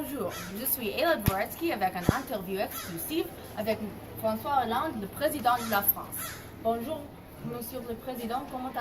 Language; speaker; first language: French; non-native, learner; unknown